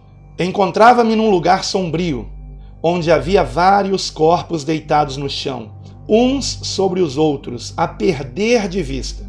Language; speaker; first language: Portuguese; native; Portuguese